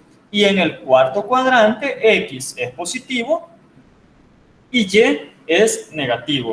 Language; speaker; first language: Spanish; native; Spanish